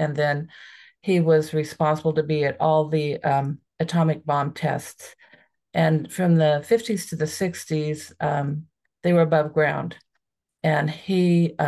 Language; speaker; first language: English; native; English